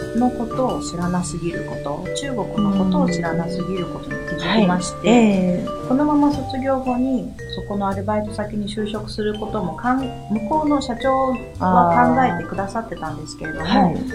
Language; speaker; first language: Japanese; native; Japanese